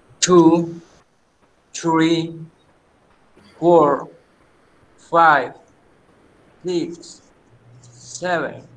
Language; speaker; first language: English; non-native, learner; Spanish